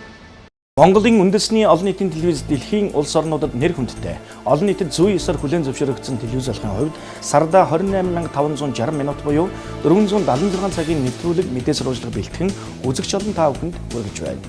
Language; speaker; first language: Mongolian; native; Mongolian